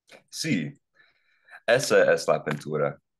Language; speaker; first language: Spanish; non-native, learner; English